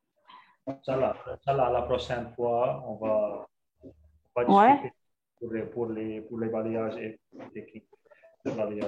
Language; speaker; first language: French; non-native, local second language; Arabic